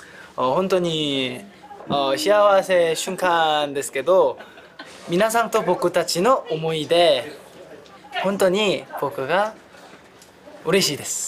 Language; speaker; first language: Japanese; non-native, learner; Korean